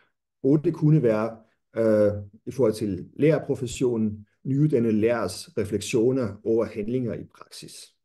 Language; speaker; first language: Danish; non-native, fluent; German